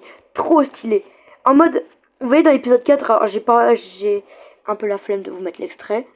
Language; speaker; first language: French; native; French